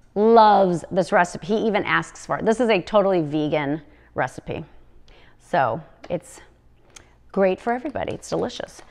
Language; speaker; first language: English; native; English